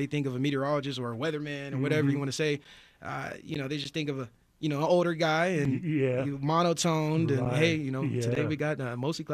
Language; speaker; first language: English; native; English